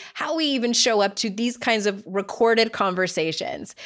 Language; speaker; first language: English; native; English